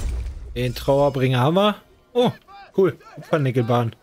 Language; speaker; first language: German; native; German